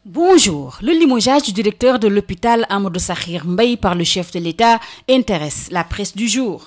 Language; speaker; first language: French; non-native, local second language; Wolof